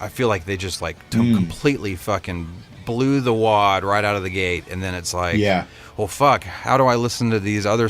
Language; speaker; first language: English; native; English